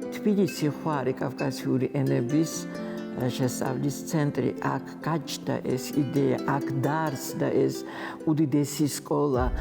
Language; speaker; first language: Georgian; non-native, fluent; Adyghe